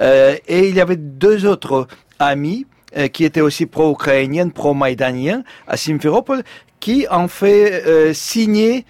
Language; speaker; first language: French; non-native, fluent; Russian